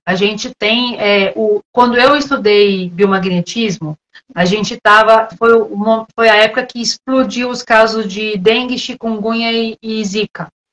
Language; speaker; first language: Portuguese; native; Portuguese